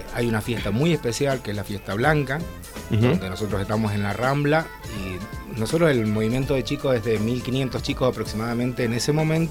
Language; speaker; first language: Spanish; native; Spanish